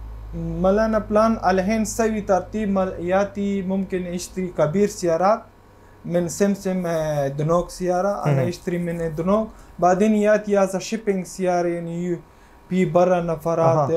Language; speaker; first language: Arabic; non-native, learner; Urdu